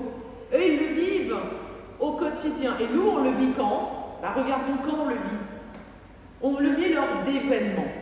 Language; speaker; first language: French; native; French